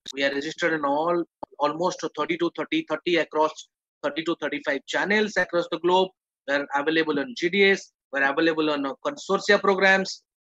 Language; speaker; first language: English; non-native, local second language; Odia